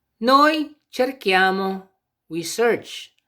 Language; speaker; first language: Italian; non-native, fluent; Filipino